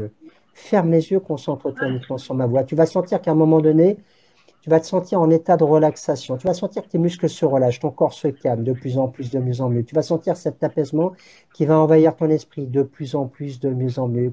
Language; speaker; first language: French; native; French